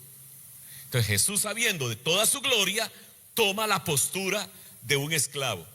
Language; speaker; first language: Spanish; native; Spanish